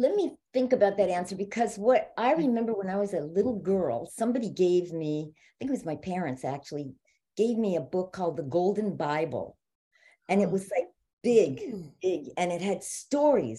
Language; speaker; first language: English; native; English